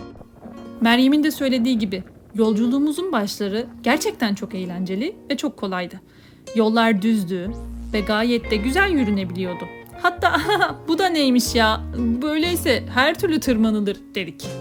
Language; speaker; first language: Turkish; native; Turkish